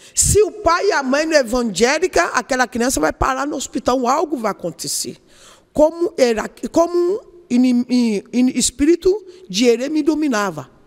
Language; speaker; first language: Portuguese; non-native, learner; Yoruba